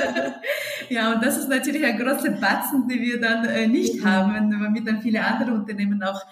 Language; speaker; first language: German; non-native, fluent; Russian